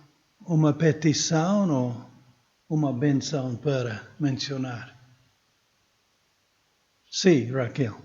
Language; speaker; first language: Portuguese; non-native, fluent; English